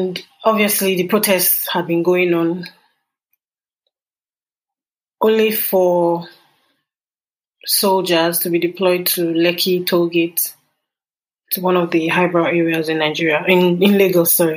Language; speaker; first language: English; non-native, local second language; Yoruba